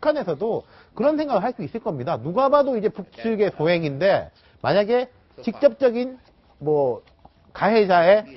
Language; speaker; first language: Korean; native; Korean